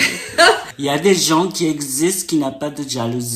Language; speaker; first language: French; non-native, learner; Japanese